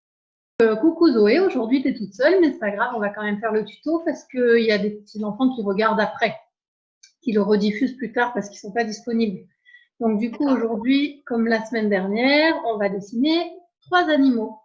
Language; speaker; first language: French; native; French